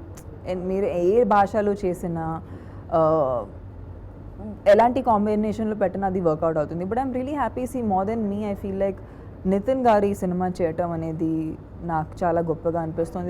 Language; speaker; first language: Telugu; non-native, fluent; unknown